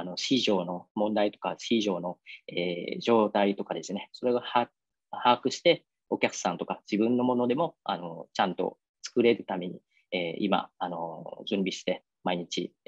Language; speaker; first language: Japanese; non-native, fluent; Vietnamese